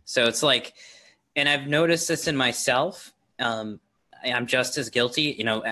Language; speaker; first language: English; native; English